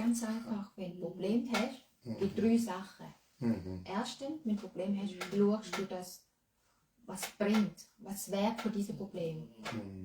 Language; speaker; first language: German; non-native, learner; Thai